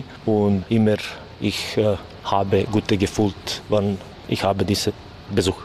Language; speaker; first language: German; non-native, learner; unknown